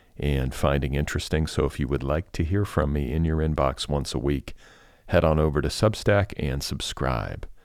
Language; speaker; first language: English; native; English